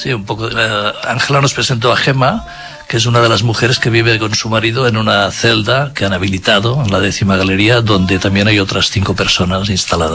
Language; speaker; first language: Spanish; native; Spanish